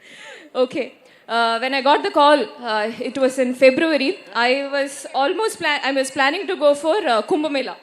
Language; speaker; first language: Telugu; non-native, learner; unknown